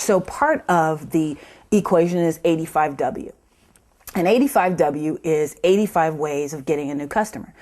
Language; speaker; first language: English; native; English